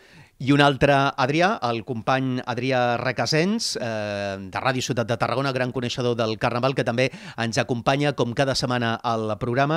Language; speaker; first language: Catalan; native; Catalan